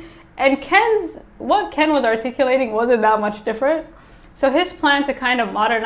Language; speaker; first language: English; native; English